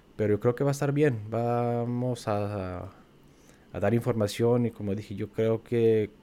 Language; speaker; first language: Spanish; early bilingual, heritage; Spanish